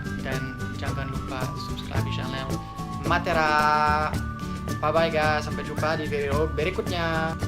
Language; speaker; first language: Indonesian; non-native, fluent; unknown